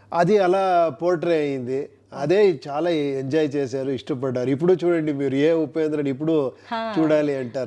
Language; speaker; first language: Telugu; non-native, local second language; Kannada